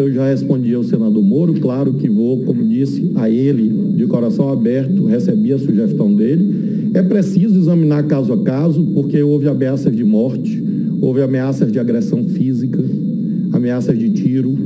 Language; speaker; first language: Portuguese; native; Portuguese